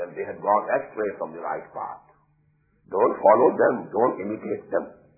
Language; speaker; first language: English; non-native, local second language; Urdu